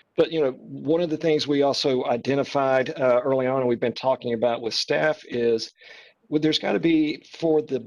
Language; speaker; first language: English; native; English